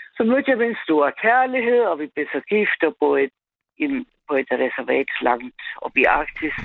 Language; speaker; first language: Danish; non-native, fluent; German